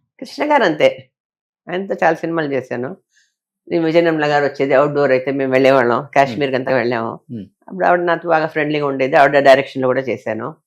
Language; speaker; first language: Telugu; native; Telugu